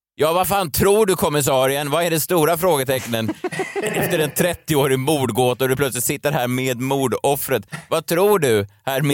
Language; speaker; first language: Swedish; native; Swedish